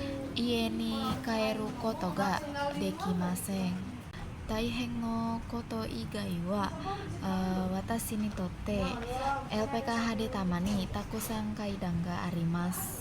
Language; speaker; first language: Japanese; non-native, learner; Indonesian